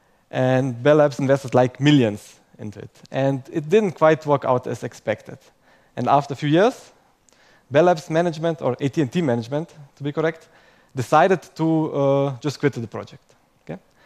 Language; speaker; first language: English; non-native, fluent; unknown